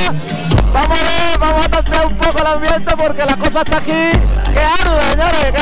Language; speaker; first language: Spanish; native; Spanish